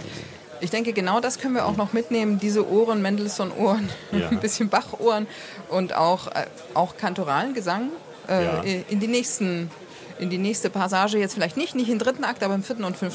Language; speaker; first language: German; native; German